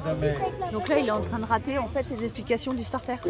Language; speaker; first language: French; native; French